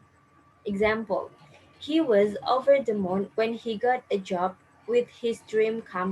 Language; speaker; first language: English; non-native, fluent; Indonesian